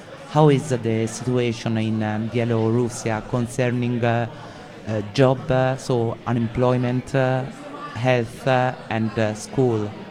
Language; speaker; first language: English; non-native, fluent; Italian